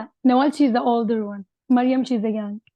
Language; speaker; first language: English; non-native, learner; Arabic